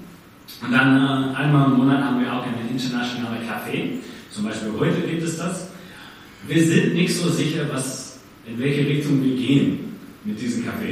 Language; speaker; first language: German; non-native, fluent; English